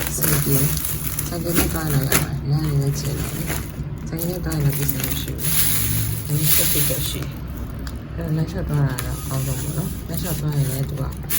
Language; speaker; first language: Burmese; non-native, local second language; Shan